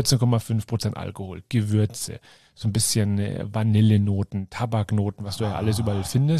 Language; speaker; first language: German; native; German